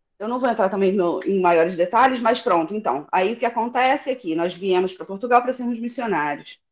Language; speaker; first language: Portuguese; native; Portuguese